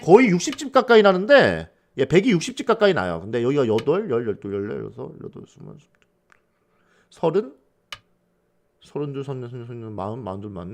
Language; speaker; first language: Korean; native; Korean